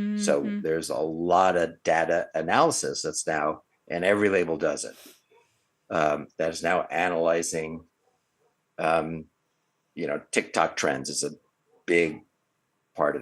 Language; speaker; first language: English; native; English